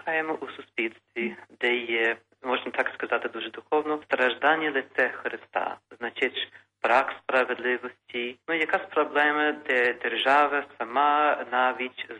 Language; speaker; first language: Ukrainian; early bilingual, heritage; Ukrainian